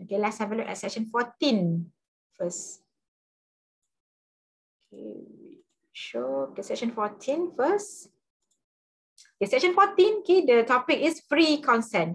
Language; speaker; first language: English; non-native, local second language; Malay